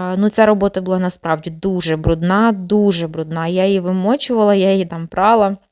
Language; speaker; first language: Ukrainian; non-native, local second language; Russian